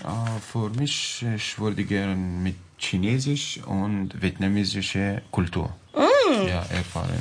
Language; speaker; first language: German; non-native, learner; Arabic